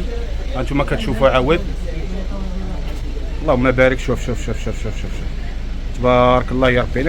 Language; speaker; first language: Arabic; native; Arabic